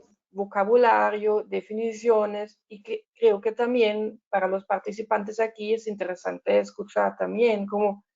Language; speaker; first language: Spanish; non-native, learner; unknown